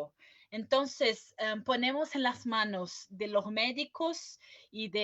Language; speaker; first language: Spanish; non-native, fluent; Portuguese